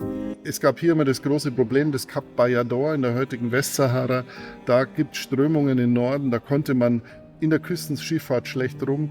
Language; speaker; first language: German; native; German